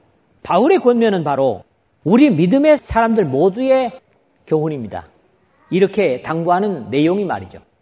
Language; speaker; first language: Korean; native; Korean